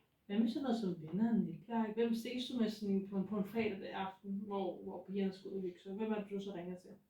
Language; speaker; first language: Danish; native; Danish